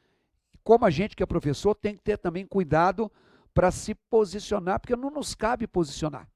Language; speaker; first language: Portuguese; native; Portuguese